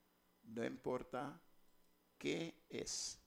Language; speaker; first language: Spanish; non-native, fluent; English